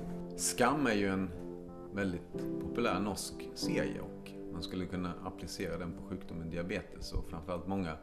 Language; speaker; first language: Swedish; native; Swedish